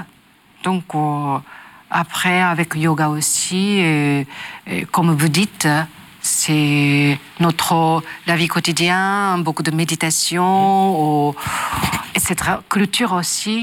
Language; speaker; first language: French; non-native, learner; Japanese